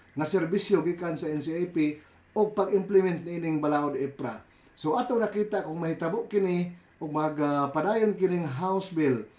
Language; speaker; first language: Cebuano; non-native, local second language; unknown